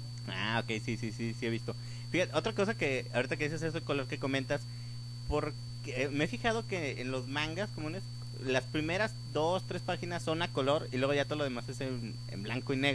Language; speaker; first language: Spanish; native; Spanish